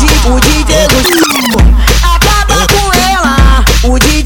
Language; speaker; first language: Portuguese; native; Portuguese